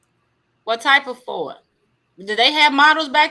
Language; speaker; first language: English; native; English